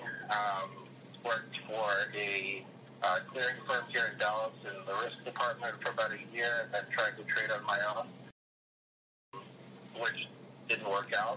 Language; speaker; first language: English; early bilingual, other home language; Russian